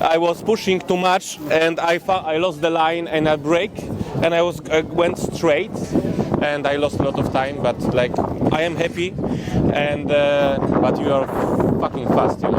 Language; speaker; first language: English; non-native, fluent; Polish